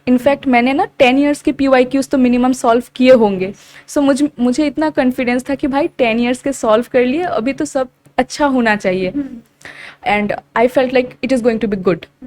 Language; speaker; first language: Hindi; non-native, local second language; Assamese